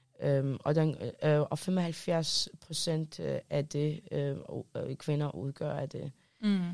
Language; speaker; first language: Danish; early bilingual, other home language; Arabic